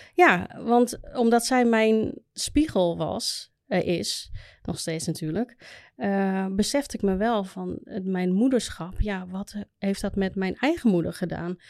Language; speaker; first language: Dutch; native; Dutch